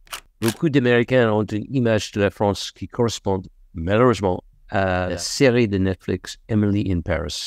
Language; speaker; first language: French; non-native, fluent; English